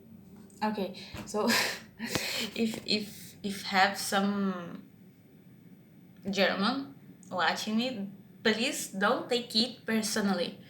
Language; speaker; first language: English; non-native, learner; Portuguese